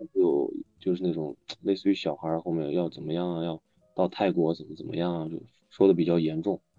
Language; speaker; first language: Chinese; native; Chinese